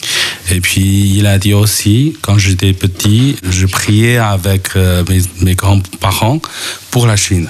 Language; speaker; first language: French; non-native, fluent; Chinese